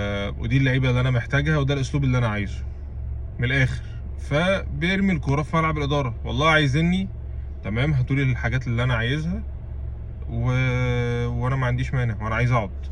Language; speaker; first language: Arabic; native; Arabic